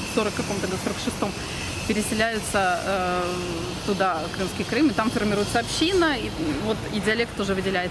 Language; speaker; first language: Russian; native; Russian